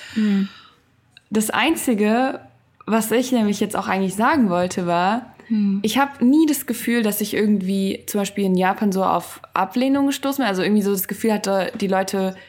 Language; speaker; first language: German; native; German